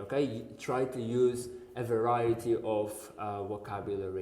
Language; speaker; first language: English; non-native, fluent; Uzbek